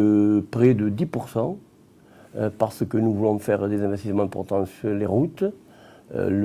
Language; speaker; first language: French; native; French